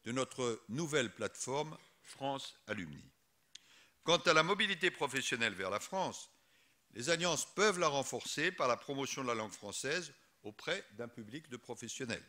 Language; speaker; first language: French; native; French